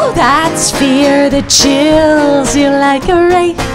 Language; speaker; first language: English; native; English